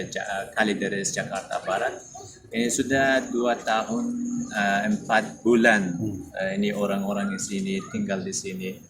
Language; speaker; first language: Indonesian; non-native, learner; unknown